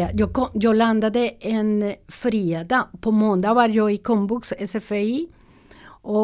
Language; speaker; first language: Swedish; non-native, learner; Spanish